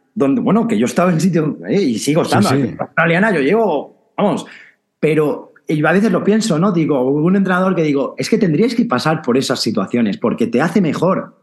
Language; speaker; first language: Spanish; native; Spanish